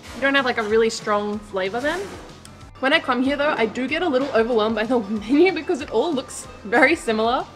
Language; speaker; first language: English; native; English